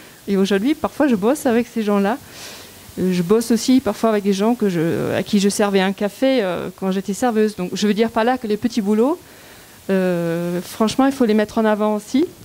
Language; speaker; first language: French; non-native, fluent; German